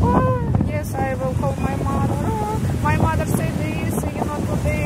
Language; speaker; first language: English; non-native, learner; Russian